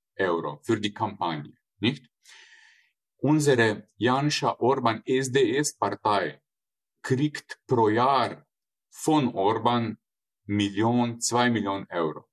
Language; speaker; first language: German; non-native, fluent; Slovenian